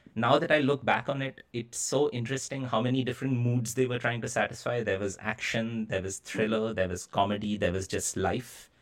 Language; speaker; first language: English; non-native, local second language; Bangla